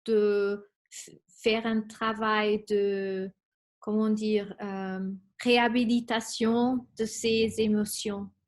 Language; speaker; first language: French; non-native, fluent; Spanish